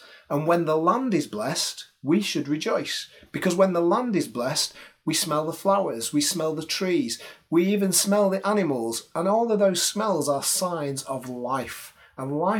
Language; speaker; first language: English; native; English